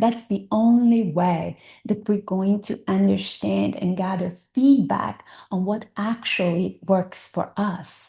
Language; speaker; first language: English; non-native, fluent; Italian